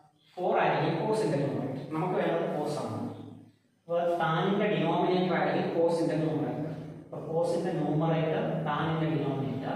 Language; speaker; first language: Malayalam; native; Malayalam